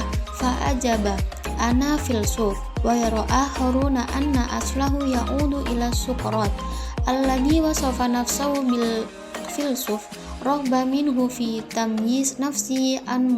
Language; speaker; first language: Arabic; non-native, learner; Indonesian